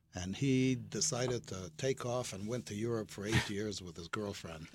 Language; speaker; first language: English; early bilingual, other home language; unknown